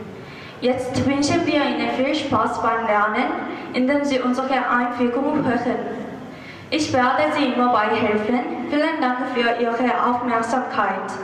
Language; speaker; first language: German; non-native, learner; Korean